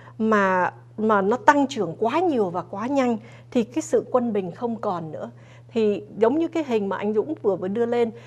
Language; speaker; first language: Vietnamese; early bilingual, other home language; English